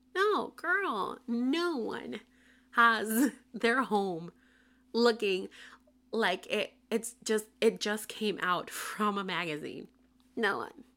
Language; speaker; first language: English; non-native, fluent; Spanish